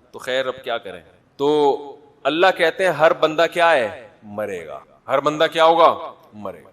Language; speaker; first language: Urdu; native; Urdu